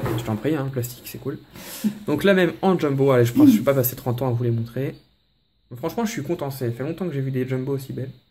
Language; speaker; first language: French; native; French